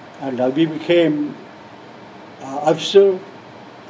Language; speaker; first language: English; non-native, learner; Lao